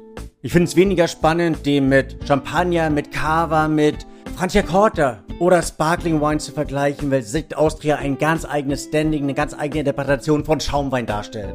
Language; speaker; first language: German; native; German